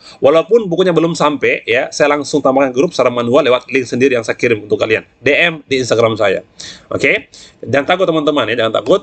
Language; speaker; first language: Indonesian; native; Indonesian